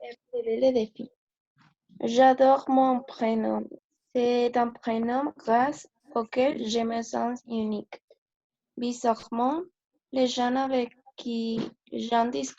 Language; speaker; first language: French; non-native, learner; Spanish